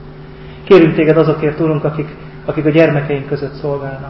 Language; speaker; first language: Hungarian; native; Hungarian